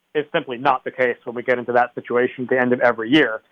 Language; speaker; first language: English; native; English